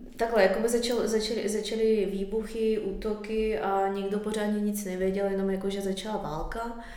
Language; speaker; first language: Czech; early bilingual, other home language; Russian